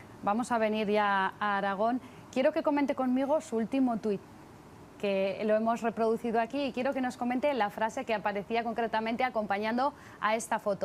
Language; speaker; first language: Spanish; native; Spanish